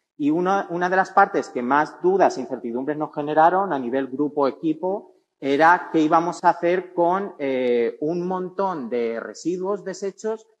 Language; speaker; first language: Spanish; native; Spanish